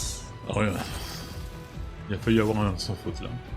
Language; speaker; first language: French; native; French